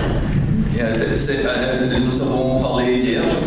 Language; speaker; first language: French; non-native, learner; German